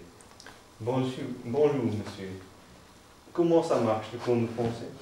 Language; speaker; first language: French; non-native, learner; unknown